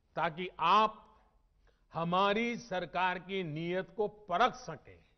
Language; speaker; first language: Hindi; non-native, local second language; Gujarati